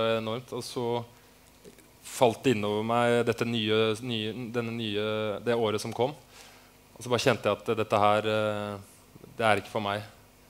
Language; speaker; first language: Norwegian; native; Norwegian